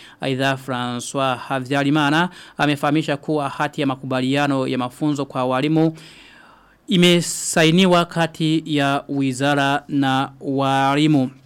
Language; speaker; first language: Swahili; non-native, local second language; Rundi